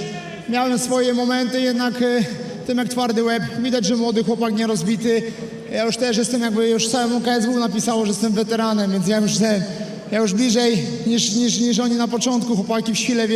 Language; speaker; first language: Polish; native; Polish